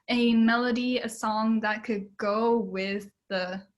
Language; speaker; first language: English; early bilingual, other home language; Japanese